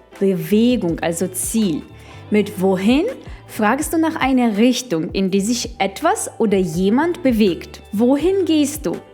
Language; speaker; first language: German; non-native, fluent; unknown